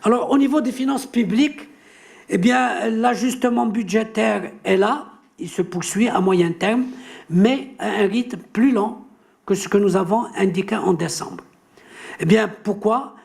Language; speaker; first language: French; non-native, local second language; Arabic